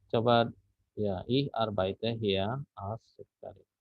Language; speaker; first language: German; non-native, fluent; Indonesian